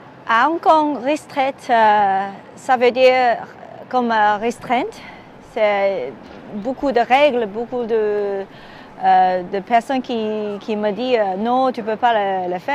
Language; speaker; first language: French; non-native, learner; Cantonese